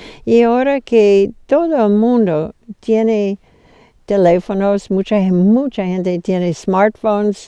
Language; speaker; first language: Spanish; non-native, fluent; English